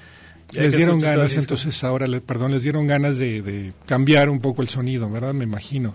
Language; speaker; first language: Spanish; native; Spanish